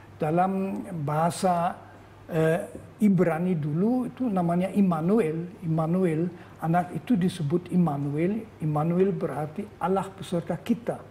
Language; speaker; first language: Indonesian; non-native, fluent; German